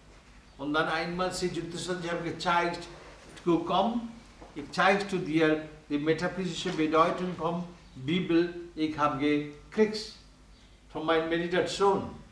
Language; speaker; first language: German; non-native, learner; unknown